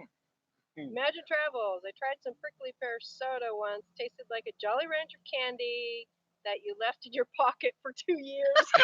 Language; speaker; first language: English; native; English